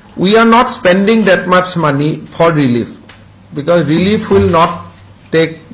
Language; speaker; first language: English; non-native, local second language; Assamese